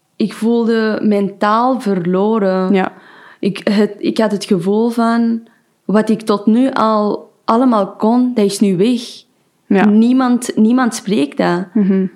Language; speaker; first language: Dutch; non-native, fluent; Persian